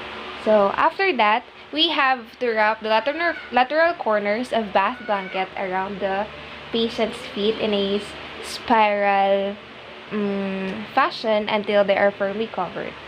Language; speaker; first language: English; non-native, local second language; Filipino